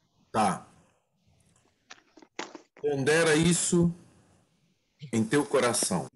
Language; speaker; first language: Portuguese; native; Portuguese